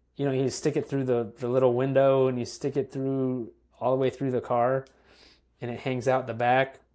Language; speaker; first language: English; native; English